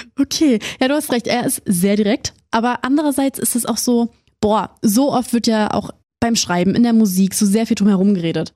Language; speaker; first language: German; native; German